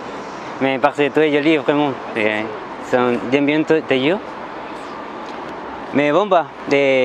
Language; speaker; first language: French; non-native, learner; Spanish